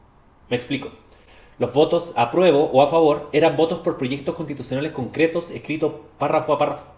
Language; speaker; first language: Spanish; native; Spanish